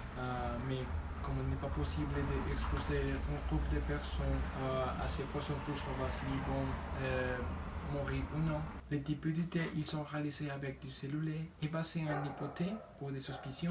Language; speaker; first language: French; non-native, learner; Spanish